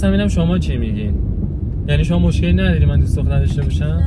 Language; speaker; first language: Persian; native; Persian